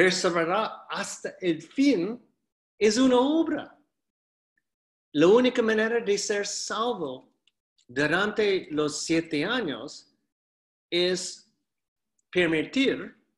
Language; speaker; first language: Spanish; non-native, fluent; English